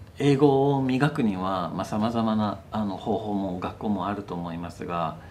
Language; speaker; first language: Japanese; non-native, fluent; English